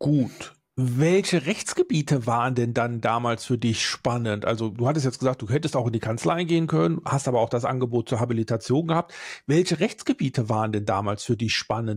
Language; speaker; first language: German; native; German